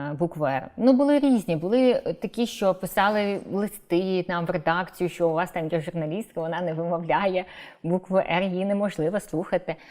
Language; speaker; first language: Ukrainian; non-native, local second language; Crimean Tatar